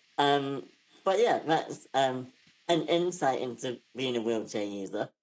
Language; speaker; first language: English; native; English